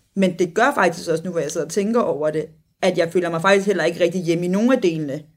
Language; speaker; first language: Danish; early bilingual, other home language; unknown